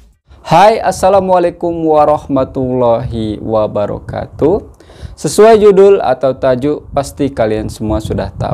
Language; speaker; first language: Indonesian; non-native, fluent; Malay